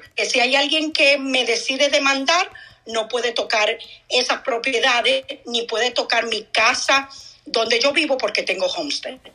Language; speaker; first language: Spanish; native; Spanish